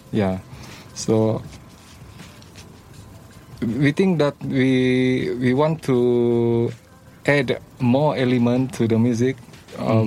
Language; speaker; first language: English; non-native, learner; Malay